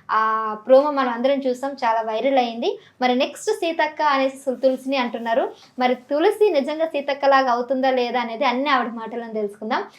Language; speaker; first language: Telugu; native; Telugu